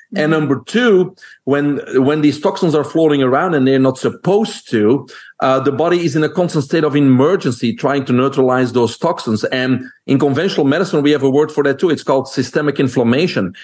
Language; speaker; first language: English; non-native, fluent; French